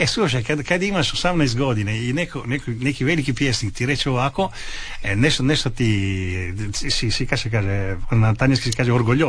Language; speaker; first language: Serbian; non-native, fluent; Italian